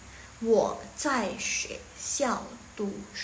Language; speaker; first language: Chinese; non-native, fluent; Indonesian